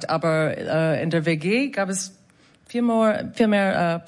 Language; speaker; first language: German; non-native, fluent; English